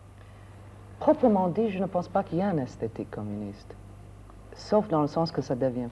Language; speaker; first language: French; non-native, fluent; English